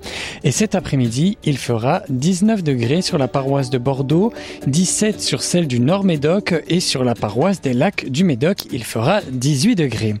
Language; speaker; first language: French; native; French